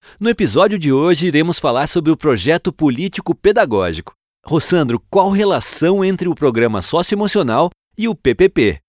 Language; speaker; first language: Portuguese; native; Portuguese